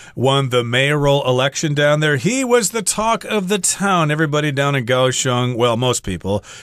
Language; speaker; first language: English; native; English